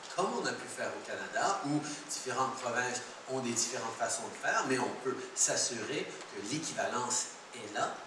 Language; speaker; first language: French; early bilingual, heritage; French